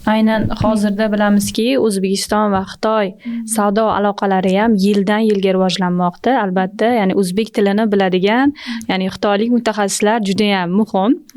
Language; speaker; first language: Uzbek; native; Uzbek